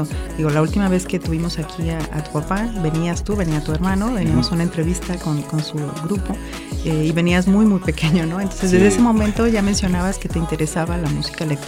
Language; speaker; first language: Spanish; native; Spanish